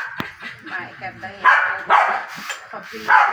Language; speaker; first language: Dutch; non-native, local second language; Javanese